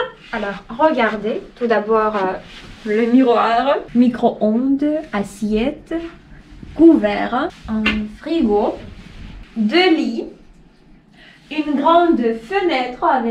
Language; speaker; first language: French; non-native, fluent; Russian